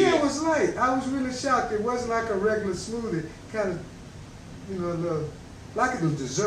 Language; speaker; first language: English; native; English